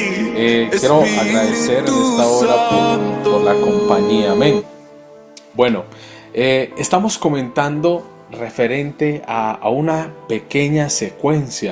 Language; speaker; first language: Spanish; native; Spanish